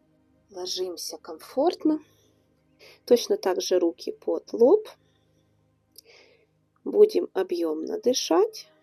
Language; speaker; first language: Russian; native; Russian